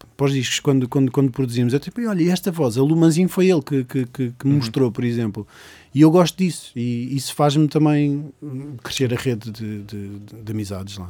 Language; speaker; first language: Portuguese; native; Portuguese